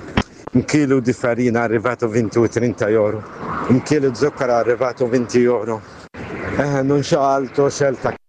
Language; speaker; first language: Italian; non-native, fluent; Arabic